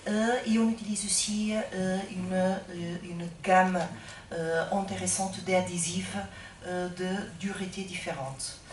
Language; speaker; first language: French; non-native, fluent; Portuguese